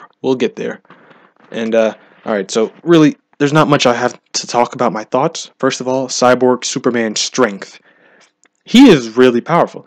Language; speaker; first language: English; native; English